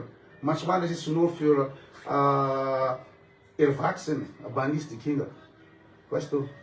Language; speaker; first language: German; non-native, fluent; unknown